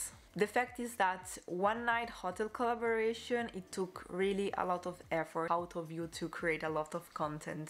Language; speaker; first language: English; non-native, fluent; Italian